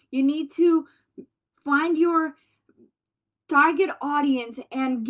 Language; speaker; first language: English; non-native, fluent; Spanish